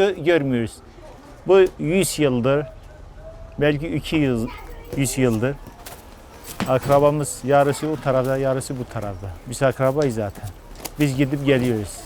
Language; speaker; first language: Turkish; non-native, local second language; Kurdish